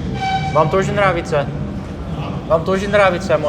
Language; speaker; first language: Russian; non-native, learner; Dutch